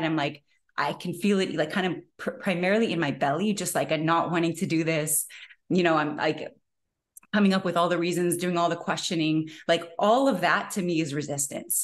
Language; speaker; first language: English; native; English